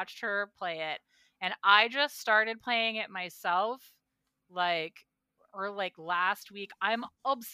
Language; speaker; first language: English; native; English